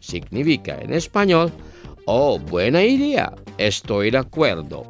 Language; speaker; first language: Spanish; non-native, fluent; Indonesian